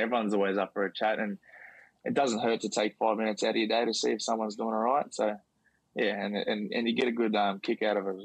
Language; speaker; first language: English; native; English